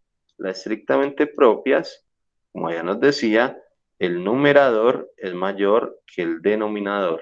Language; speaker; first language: Spanish; native; Spanish